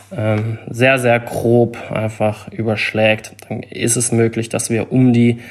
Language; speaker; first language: German; native; German